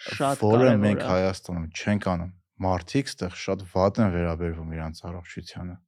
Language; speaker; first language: Armenian; native; Armenian